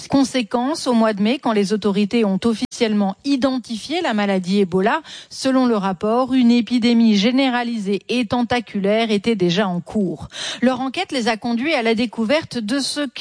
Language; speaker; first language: French; native; French